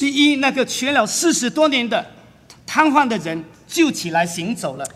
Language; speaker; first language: Chinese; native; Chinese